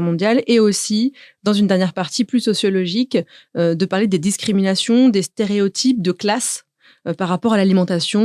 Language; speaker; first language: French; native; French